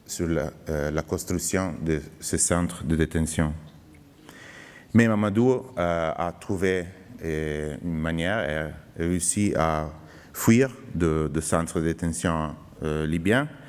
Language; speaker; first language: French; non-native, fluent; Italian